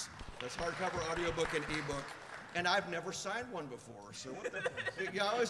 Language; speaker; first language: English; native; English